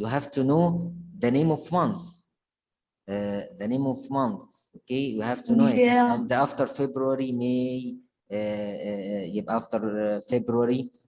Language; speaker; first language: English; non-native, fluent; Arabic